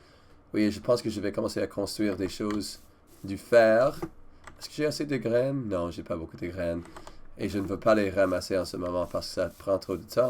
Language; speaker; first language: French; non-native, learner; English